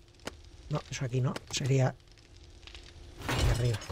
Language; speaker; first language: Spanish; native; Spanish